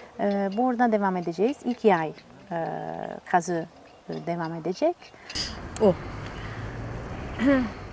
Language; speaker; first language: Turkish; non-native, learner; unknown